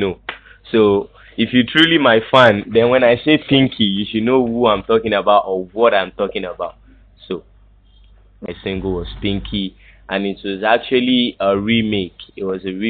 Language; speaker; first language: English; non-native, local second language; Yoruba